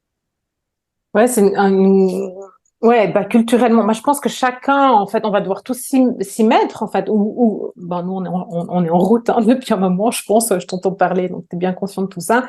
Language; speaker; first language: French; native; French